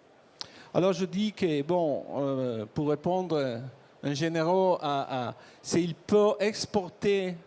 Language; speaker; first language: French; non-native, learner; Italian